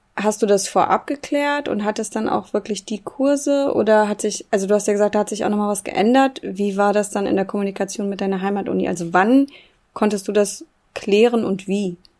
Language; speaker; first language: German; native; German